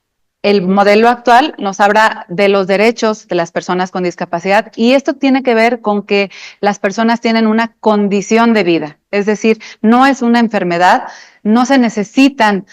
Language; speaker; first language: Spanish; native; Spanish